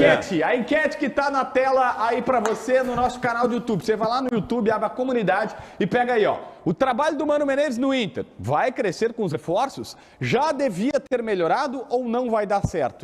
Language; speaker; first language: Portuguese; native; Portuguese